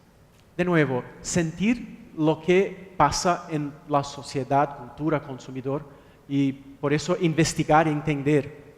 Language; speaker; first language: Spanish; non-native, fluent; Portuguese